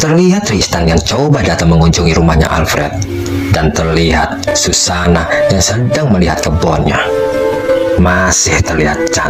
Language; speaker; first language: Indonesian; native; Indonesian